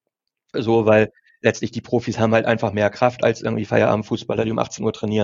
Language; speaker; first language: German; native; German